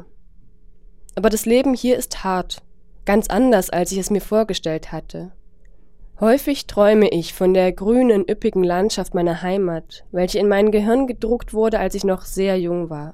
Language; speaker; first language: German; non-native, fluent; Chinese